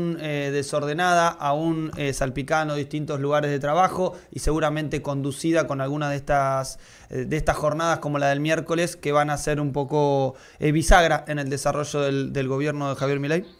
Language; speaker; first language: Spanish; native; Spanish